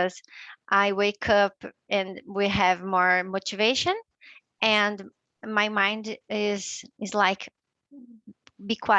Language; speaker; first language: English; non-native, learner; Portuguese